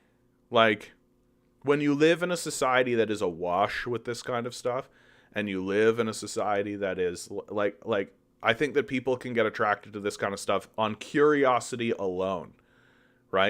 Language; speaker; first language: English; native; English